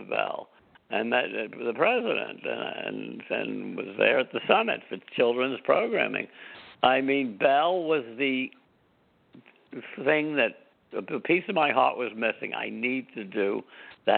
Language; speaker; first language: English; native; English